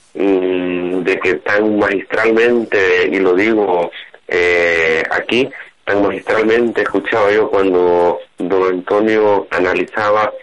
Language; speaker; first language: Spanish; native; Spanish